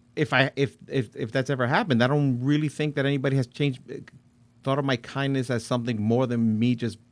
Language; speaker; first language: English; early bilingual, other home language; Spanish